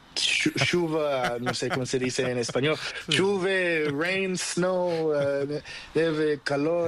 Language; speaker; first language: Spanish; non-native, learner; Portuguese